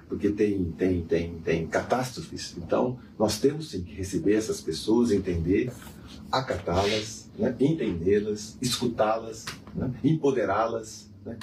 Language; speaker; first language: Portuguese; native; Portuguese